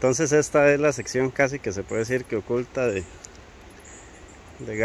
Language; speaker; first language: Spanish; native; Spanish